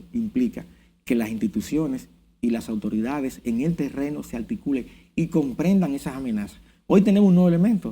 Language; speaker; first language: Spanish; native; Spanish